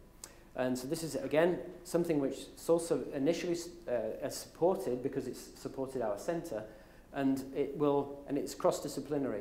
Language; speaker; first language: English; native; English